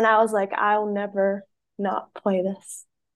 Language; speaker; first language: English; native; English